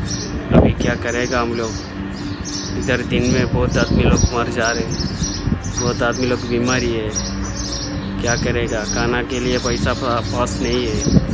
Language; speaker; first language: Hindi; non-native, local second language; Malayalam